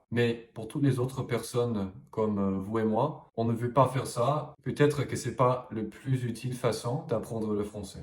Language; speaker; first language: French; non-native, fluent; English